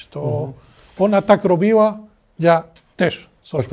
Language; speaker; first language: Polish; non-native, learner; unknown